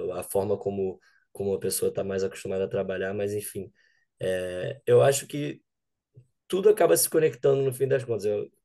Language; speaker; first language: Portuguese; native; Portuguese